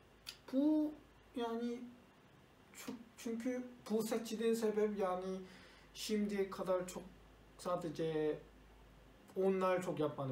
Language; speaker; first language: Turkish; non-native, learner; Korean